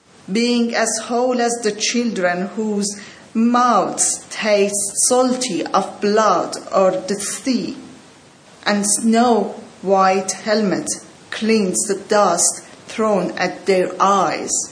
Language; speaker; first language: English; non-native, learner; Persian